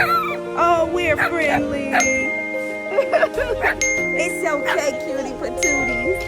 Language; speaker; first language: English; native; English